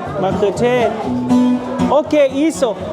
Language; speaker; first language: Portuguese; non-native, learner; Thai